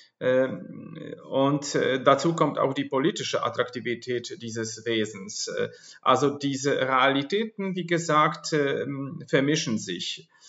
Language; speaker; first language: German; non-native, fluent; Polish